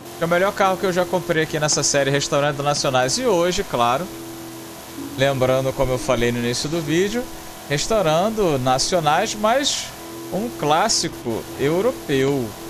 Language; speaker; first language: Portuguese; native; Portuguese